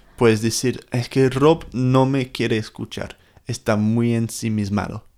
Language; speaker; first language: Spanish; non-native, fluent; English